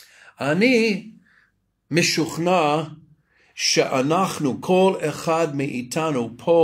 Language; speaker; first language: Hebrew; non-native, fluent; English